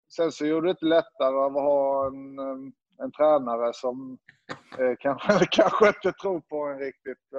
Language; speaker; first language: Swedish; early bilingual, other home language; Serbian